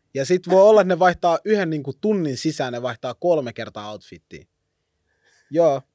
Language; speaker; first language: Finnish; early bilingual, other home language; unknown